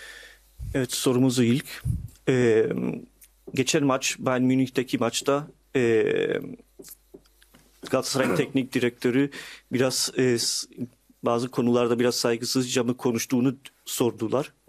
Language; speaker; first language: Turkish; early bilingual, heritage; Turkish